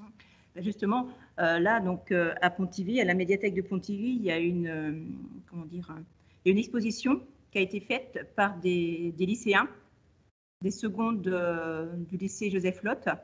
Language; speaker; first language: French; native; French